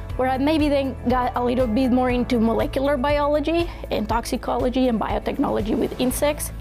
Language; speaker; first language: English; non-native, fluent; Spanish